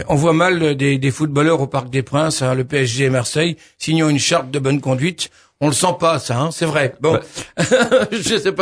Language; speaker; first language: French; native; French